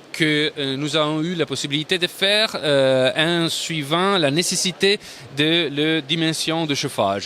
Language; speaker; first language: French; non-native, learner; Italian